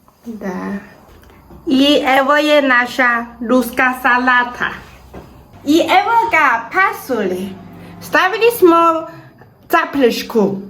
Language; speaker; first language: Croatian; non-native, learner; Chinese